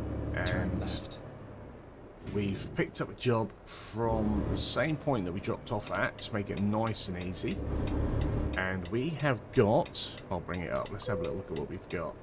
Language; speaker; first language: English; native; English